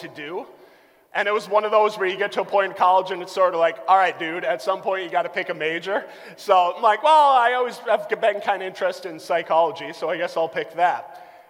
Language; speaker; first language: English; native; English